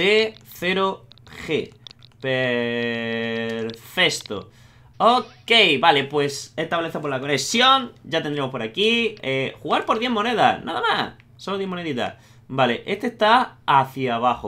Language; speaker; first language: Spanish; native; Spanish